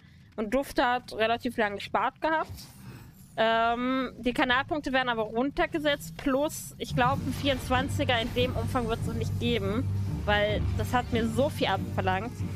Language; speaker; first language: German; native; German